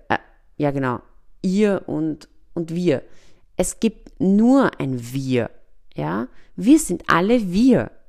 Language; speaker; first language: German; early bilingual, other home language; Persian